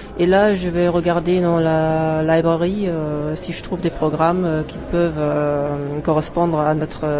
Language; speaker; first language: French; non-native, fluent; German